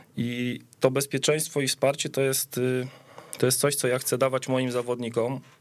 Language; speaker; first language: Polish; native; Polish